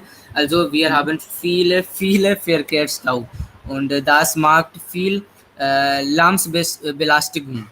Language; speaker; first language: German; non-native, learner; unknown